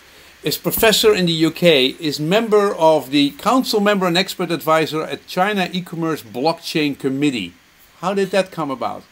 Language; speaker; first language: English; non-native, fluent; Dutch